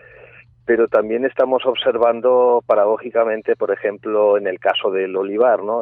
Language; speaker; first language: Spanish; native; Spanish